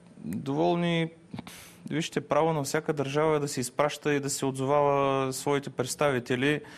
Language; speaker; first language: Bulgarian; non-native, local second language; Turkish